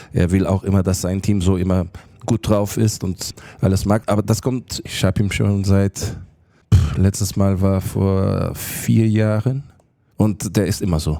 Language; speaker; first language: German; non-native, fluent; Portuguese